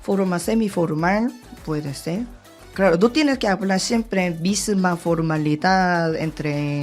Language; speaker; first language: Spanish; non-native, learner; Korean